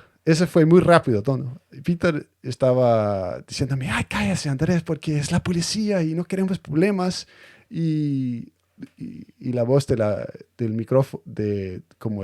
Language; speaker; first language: Spanish; non-native, fluent; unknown